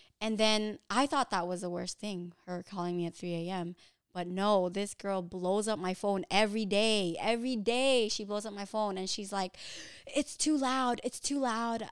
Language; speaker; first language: English; early bilingual, other home language; Filipino